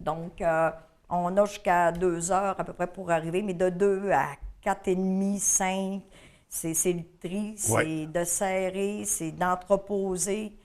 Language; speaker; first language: French; native; French